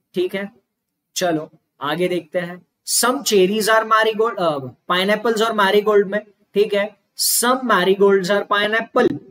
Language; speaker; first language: Hindi; non-native, local second language; Marathi